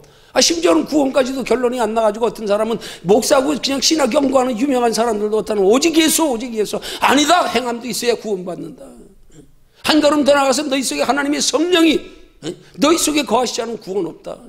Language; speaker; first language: Korean; native; Korean